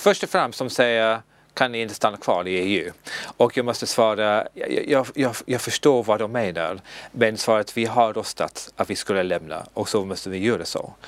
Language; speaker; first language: Swedish; non-native, learner; English